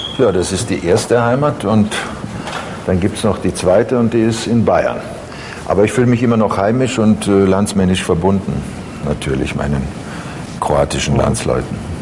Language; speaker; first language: German; early bilingual, other home language; Croatian